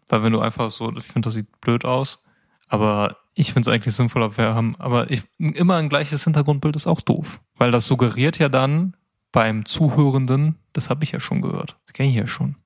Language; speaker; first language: German; native; German